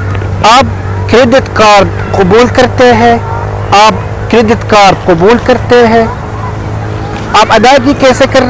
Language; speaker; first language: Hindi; non-native, fluent; Arabic